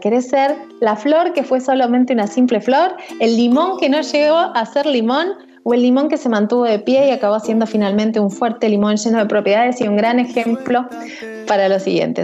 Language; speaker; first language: Spanish; native; Spanish